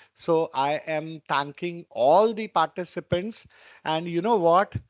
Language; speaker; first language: Hindi; non-native, local second language; Gujarati